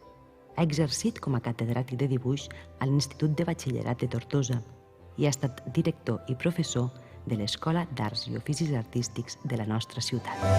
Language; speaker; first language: Catalan; native; Catalan